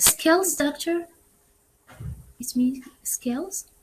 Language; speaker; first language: English; non-native, learner; Arabic